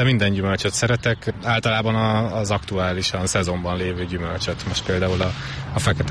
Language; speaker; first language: Hungarian; native; Hungarian